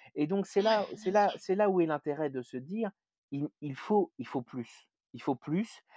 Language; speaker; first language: French; native; French